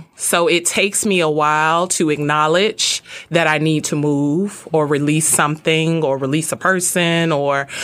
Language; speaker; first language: English; native; English